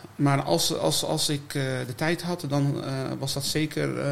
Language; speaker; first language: Dutch; native; Dutch